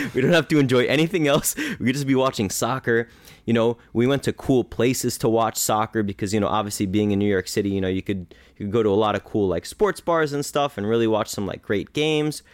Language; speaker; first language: English; early bilingual, other home language; Greek